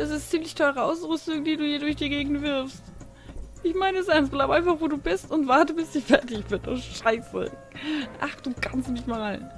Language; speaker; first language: German; native; German